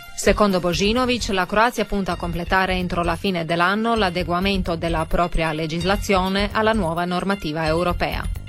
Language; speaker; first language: Italian; native; Italian